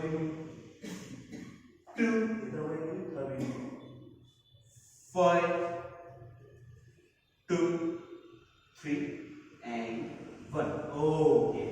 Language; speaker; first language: Vietnamese; non-native, learner; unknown